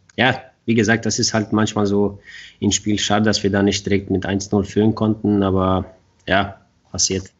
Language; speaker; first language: German; non-native, fluent; Swedish